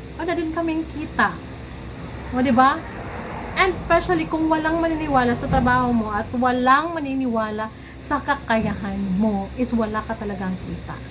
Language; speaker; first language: Filipino; non-native, local second language; Cebuano